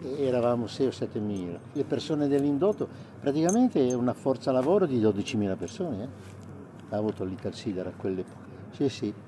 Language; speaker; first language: Italian; native; Italian